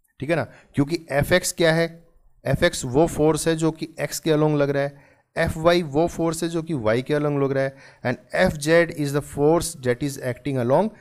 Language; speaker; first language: Hindi; native; Hindi